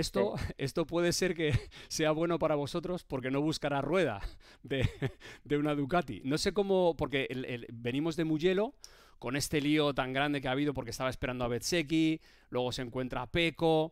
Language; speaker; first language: Spanish; native; Spanish